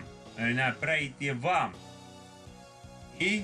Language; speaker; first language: Russian; non-native, learner; English